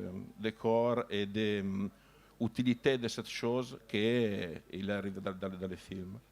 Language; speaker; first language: French; non-native, learner; Italian